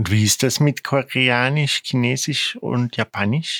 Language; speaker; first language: German; non-native, fluent; Korean